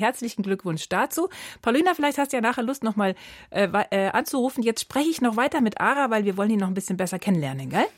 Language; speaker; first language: German; native; German